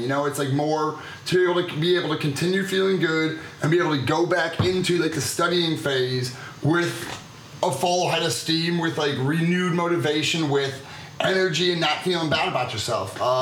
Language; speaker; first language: English; native; English